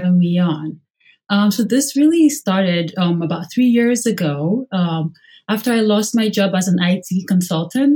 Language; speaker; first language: English; non-native, local second language; Yoruba